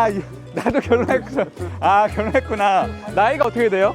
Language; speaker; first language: Korean; native; Korean